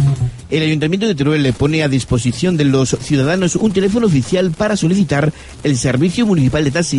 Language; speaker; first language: Spanish; native; Spanish